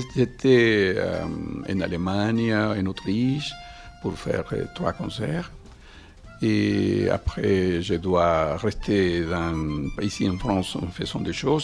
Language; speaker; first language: French; non-native, fluent; Spanish